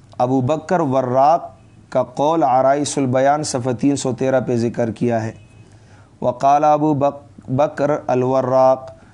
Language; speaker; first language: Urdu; non-native, local second language; Pashto